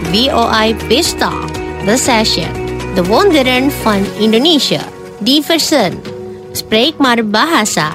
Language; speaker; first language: Dutch; non-native, fluent; Indonesian